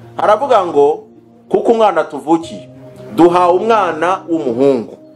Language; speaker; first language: Kinyarwanda; early bilingual, heritage; Kinyarwanda